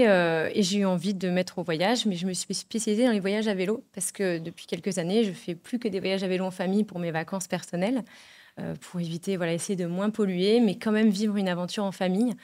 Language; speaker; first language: French; native; French